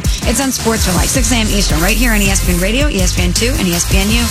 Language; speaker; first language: English; native; English